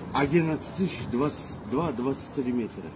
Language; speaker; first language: Russian; non-native, local second language; Kyrgyz